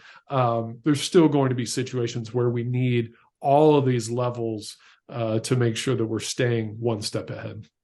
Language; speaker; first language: English; native; English